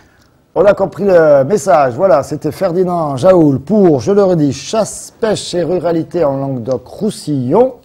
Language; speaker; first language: French; native; French